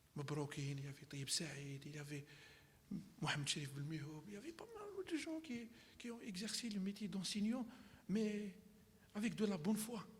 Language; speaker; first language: French; non-native, local second language; Arabic